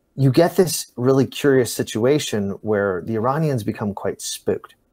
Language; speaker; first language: English; native; English